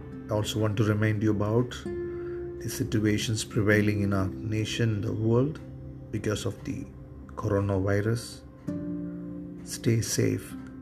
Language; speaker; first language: English; non-native, local second language; Tamil